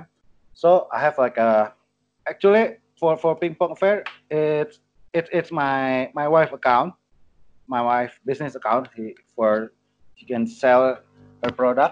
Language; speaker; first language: English; non-native, learner; Indonesian